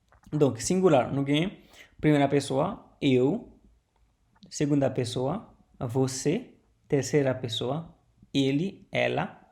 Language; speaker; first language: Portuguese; non-native, learner; Haitian Creole